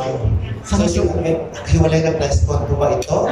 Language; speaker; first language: Filipino; native; Filipino